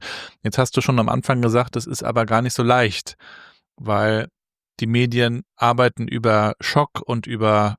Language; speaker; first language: German; native; German